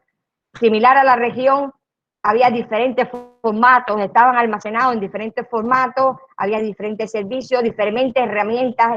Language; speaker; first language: Spanish; native; Spanish